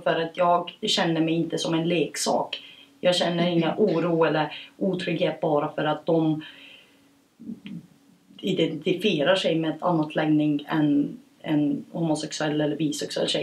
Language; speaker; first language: Swedish; early bilingual, other home language; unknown